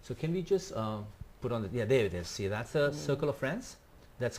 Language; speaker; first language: English; non-native, fluent; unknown